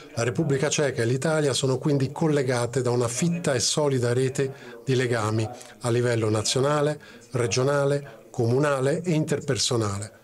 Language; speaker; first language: Italian; non-native, fluent; Czech